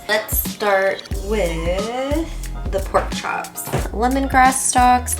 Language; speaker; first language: English; native; English